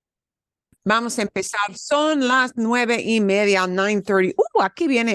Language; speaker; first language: Spanish; non-native, fluent; English